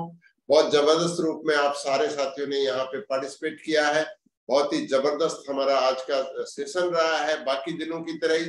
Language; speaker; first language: Hindi; native; Hindi